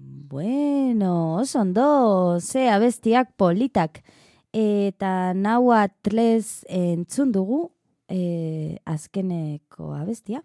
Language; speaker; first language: Basque; non-native, learner; Spanish